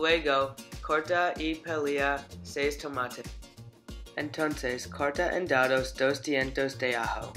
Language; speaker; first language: Spanish; non-native, learner; English